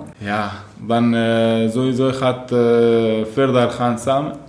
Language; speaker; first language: Dutch; non-native, learner; Arabic